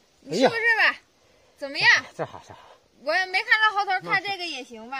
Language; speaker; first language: Chinese; native; Chinese